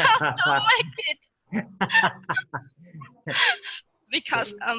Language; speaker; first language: English; non-native, learner; Vietnamese